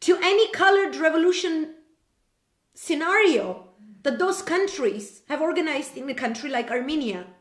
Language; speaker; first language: English; non-native, fluent; Armenian